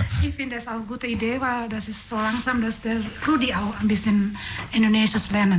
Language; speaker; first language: German; non-native, fluent; Indonesian